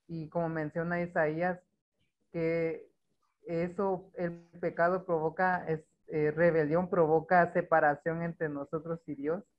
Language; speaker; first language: Spanish; native; Spanish